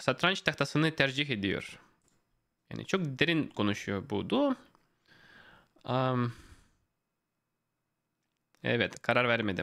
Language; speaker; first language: Turkish; non-native, fluent; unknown